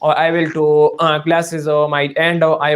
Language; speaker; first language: English; non-native, learner; Pashto